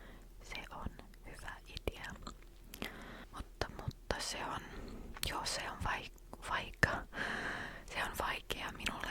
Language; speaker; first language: Finnish; non-native, learner; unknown